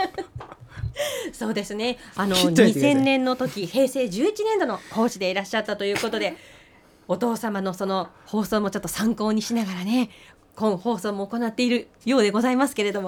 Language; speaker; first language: Japanese; native; Japanese